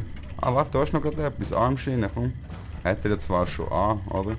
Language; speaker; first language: German; native; German